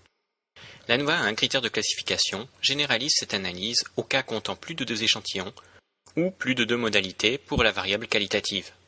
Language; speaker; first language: French; native; French